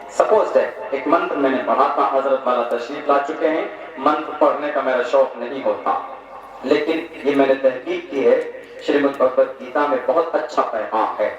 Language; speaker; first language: Urdu; native; Urdu